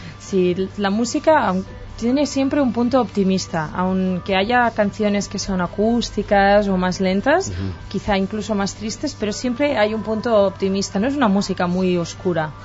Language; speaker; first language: Spanish; non-native, local second language; Catalan